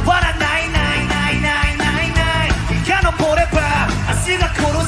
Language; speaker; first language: Japanese; non-native, learner; Korean